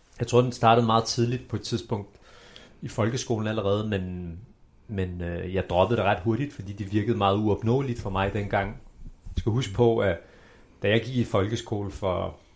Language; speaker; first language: Danish; early bilingual, other home language; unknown